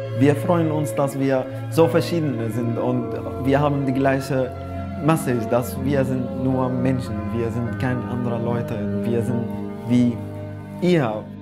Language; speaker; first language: German; non-native, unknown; Arabic